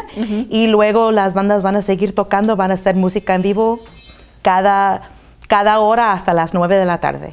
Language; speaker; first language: Spanish; early bilingual, heritage; Spanish